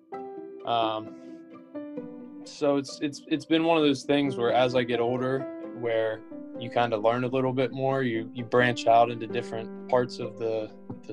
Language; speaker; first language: English; native; English